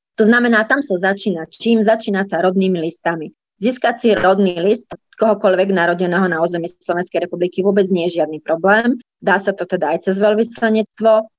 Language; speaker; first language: Slovak; native; Slovak